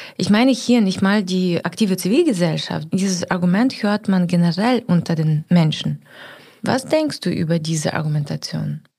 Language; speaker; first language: German; non-native, fluent; Ukrainian